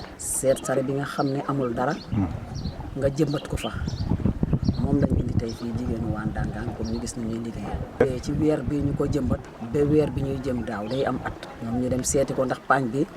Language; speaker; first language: Wolof; non-native, local second language; Serer